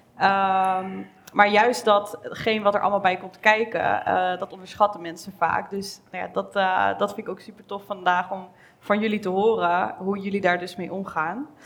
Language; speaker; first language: Dutch; native; Dutch